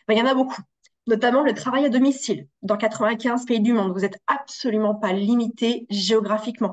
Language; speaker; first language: French; native; French